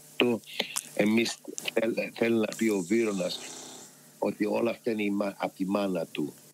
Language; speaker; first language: Greek; early bilingual, heritage; Greek